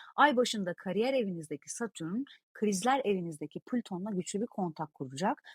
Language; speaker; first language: Turkish; native; Turkish